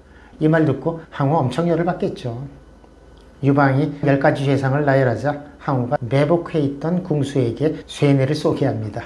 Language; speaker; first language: Korean; native; Korean